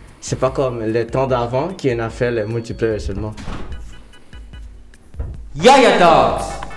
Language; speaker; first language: French; non-native, local second language; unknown